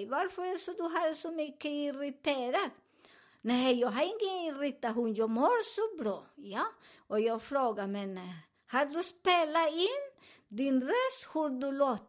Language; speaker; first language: Swedish; non-native, fluent; Spanish